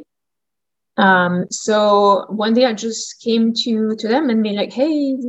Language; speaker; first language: English; non-native, fluent; French